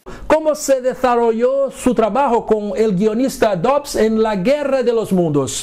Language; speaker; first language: Spanish; non-native, fluent; Portuguese